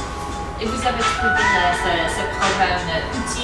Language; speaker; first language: French; non-native, fluent; English